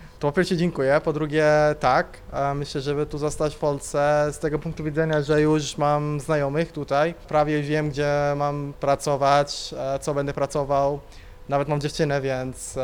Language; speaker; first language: Polish; non-native, fluent; Arabic